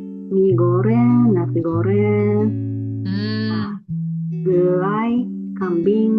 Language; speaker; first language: Indonesian; non-native, fluent; Japanese